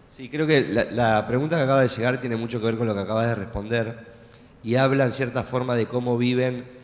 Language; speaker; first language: Spanish; native; Spanish